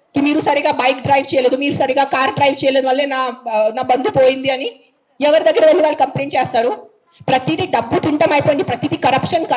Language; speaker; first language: Telugu; non-native, fluent; Marathi